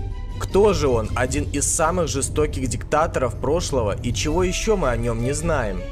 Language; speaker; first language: Russian; native; Russian